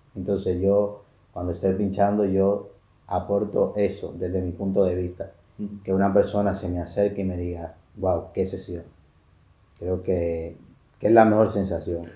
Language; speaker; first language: Spanish; native; Spanish